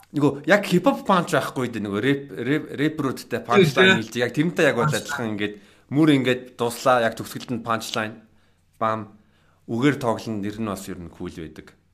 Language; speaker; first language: Mongolian; early bilingual, heritage; Mongolian